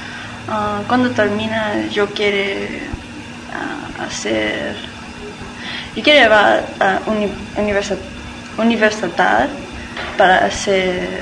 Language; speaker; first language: Spanish; non-native, learner; English